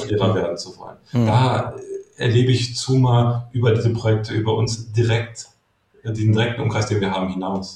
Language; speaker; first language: German; native; German